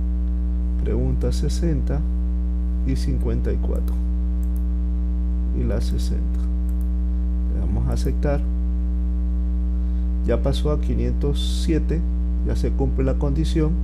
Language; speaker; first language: Spanish; native; Spanish